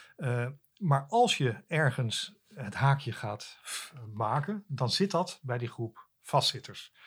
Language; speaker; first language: Dutch; native; Dutch